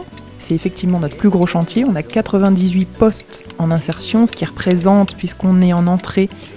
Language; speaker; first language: French; native; French